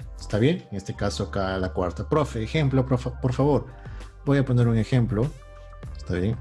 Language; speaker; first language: Spanish; native; Spanish